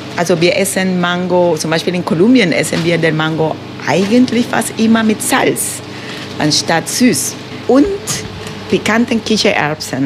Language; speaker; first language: German; non-native, fluent; Spanish